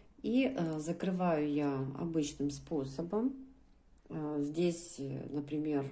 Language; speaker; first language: Russian; native; Russian